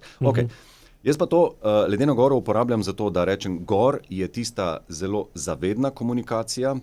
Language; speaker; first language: Slovenian; native; Slovenian